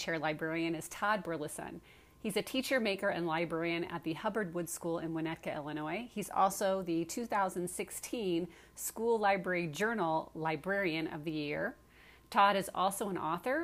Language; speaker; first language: English; native; English